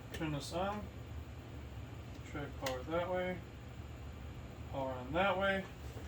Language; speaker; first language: English; native; English